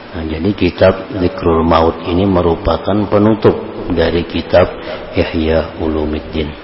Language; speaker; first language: Indonesian; non-native, local second language; Banjar